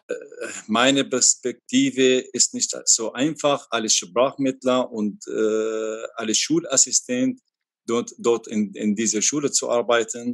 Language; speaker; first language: German; non-native, learner; Arabic